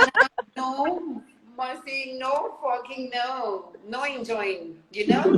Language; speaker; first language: English; non-native, learner; Hindi